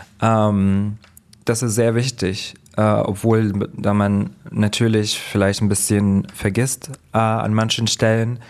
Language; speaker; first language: German; non-native, fluent; Arabic